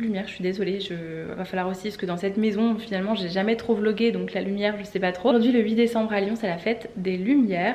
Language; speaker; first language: French; native; French